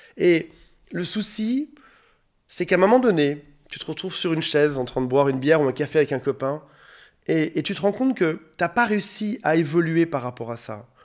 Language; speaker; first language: French; native; French